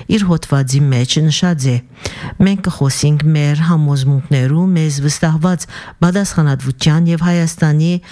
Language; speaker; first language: Armenian; early bilingual, heritage; Armenian